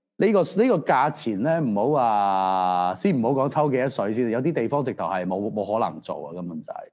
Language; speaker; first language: Chinese; non-native, local second language; Cantonese